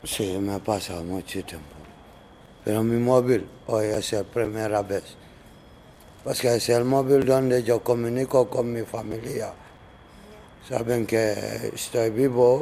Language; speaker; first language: Spanish; non-native, learner; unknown